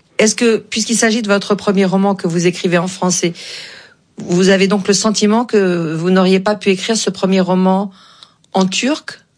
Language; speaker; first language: French; native; French